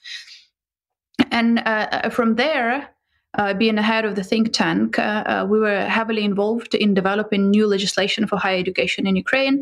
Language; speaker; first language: English; non-native, fluent; Ukrainian